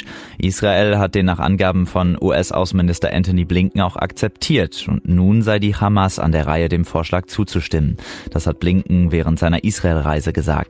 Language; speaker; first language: German; native; German